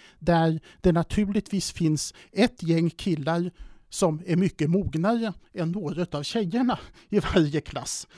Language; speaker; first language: Swedish; native; Swedish